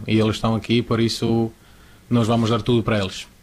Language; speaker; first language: Portuguese; non-native, fluent; Croatian